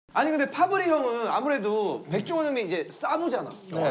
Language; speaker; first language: Korean; native; Korean